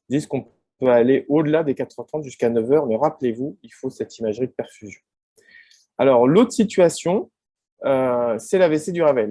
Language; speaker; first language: French; native; French